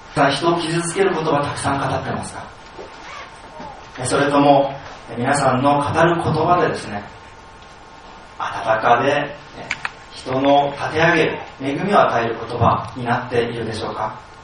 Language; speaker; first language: Japanese; native; Japanese